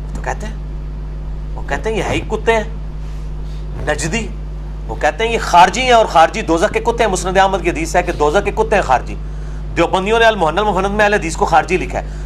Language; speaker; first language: Urdu; non-native, local second language; Punjabi